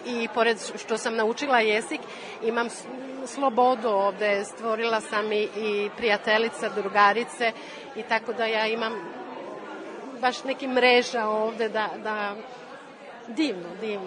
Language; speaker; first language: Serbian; non-native, learner; Swedish